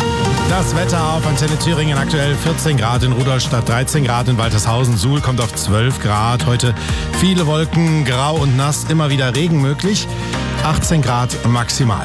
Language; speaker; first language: German; native; German